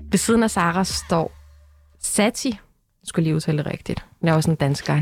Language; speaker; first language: Danish; early bilingual, other home language; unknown